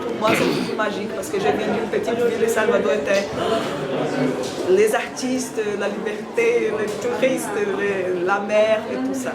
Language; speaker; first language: French; non-native, learner; Portuguese